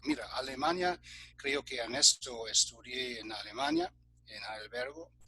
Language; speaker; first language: Spanish; non-native, fluent; German